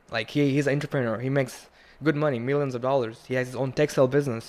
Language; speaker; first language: English; non-native, local second language; Bangla